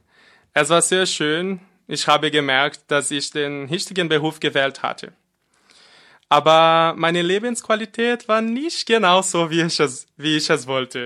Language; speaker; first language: German; non-native, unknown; Portuguese